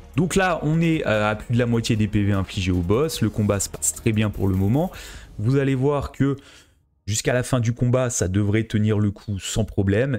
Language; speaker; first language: French; native; French